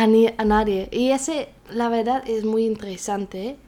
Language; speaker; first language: Spanish; non-native, learner; German